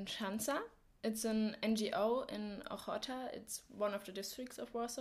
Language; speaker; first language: English; non-native, fluent; German